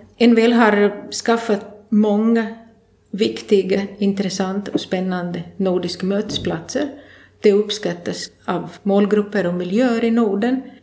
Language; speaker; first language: Swedish; non-native, fluent; Latvian